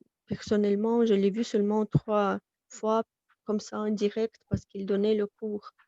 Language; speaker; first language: French; non-native, fluent; Russian